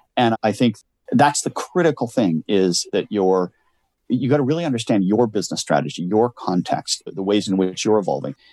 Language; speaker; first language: English; native; English